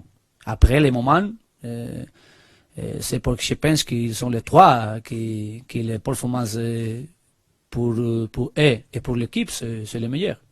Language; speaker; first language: French; non-native, learner; Spanish